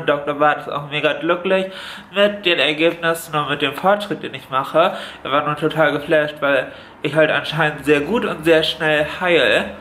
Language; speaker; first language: German; native; German